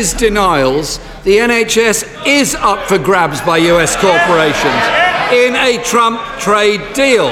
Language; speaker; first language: English; native; English